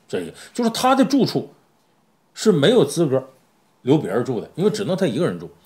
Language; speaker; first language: Chinese; native; Chinese